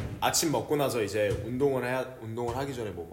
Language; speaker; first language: Korean; early bilingual, heritage; Korean